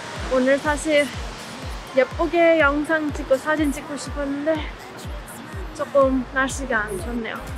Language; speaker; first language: Korean; non-native, fluent; Persian